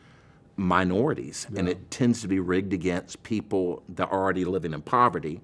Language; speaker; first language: English; native; English